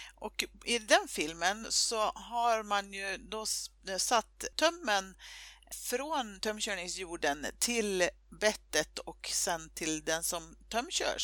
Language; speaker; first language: Swedish; native; Swedish